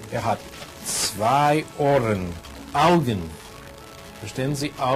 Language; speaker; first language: German; non-native, fluent; English